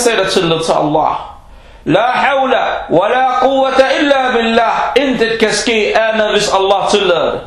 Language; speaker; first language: Danish; non-native, local second language; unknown